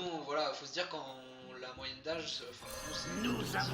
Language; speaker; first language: French; native; French